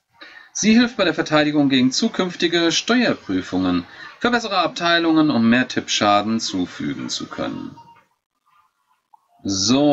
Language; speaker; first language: German; native; German